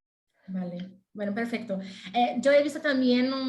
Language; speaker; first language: Spanish; non-native, fluent; Portuguese